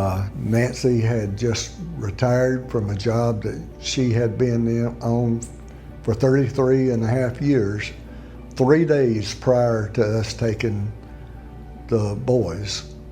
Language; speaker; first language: English; native; English